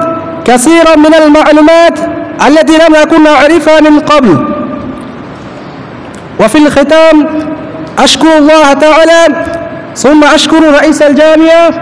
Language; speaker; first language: Arabic; non-native, fluent; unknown